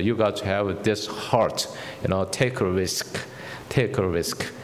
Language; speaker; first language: English; non-native, fluent; Korean